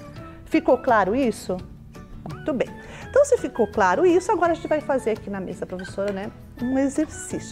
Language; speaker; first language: Portuguese; native; Portuguese